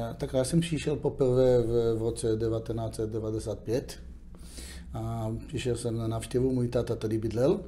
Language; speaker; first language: Czech; non-native, fluent; Hebrew